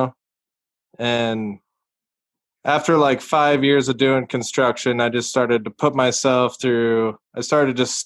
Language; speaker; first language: English; native; English